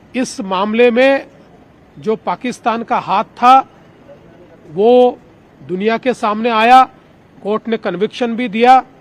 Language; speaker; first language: Hindi; non-native, local second language; Marathi